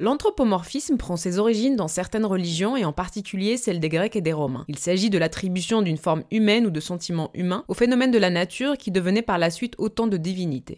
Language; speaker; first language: French; native; French